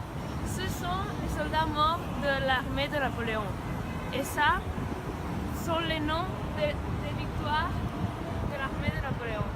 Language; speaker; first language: French; non-native, learner; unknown